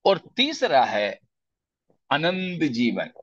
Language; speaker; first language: Hindi; non-native, local second language; Malayalam